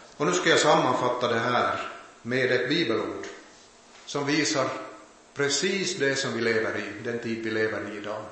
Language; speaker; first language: Swedish; native; Swedish